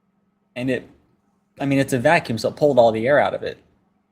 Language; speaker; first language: English; native; English